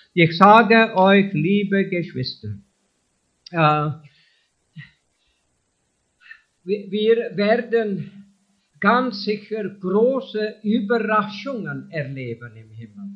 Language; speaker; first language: German; non-native, fluent; English